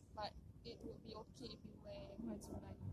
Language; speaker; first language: English; non-native, learner; Malay